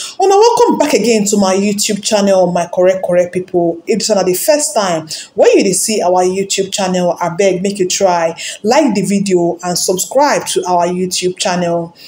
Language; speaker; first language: Nigerian Pidgin; non-native, local second language; Yoruba